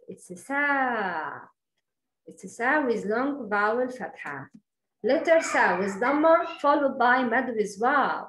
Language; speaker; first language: English; non-native, learner; Arabic